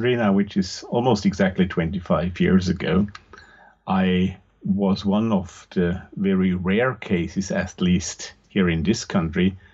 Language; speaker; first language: English; non-native, fluent; German